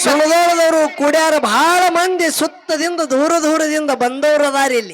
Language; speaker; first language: Kannada; native; Kannada